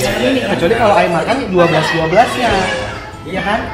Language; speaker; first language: Indonesian; native; Indonesian